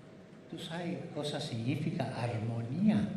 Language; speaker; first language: Italian; non-native, fluent; Spanish